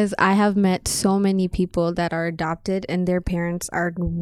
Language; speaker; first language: English; non-native, fluent; Amharic